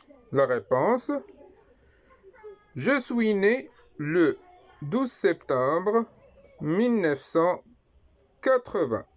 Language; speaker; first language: French; non-native, local second language; Arabic